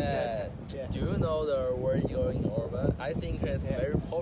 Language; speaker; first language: English; non-native, learner; Chinese